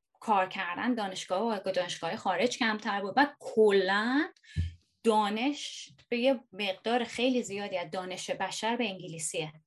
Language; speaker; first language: Persian; native; Persian